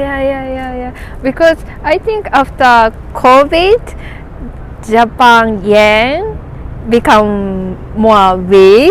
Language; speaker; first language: English; non-native, learner; Japanese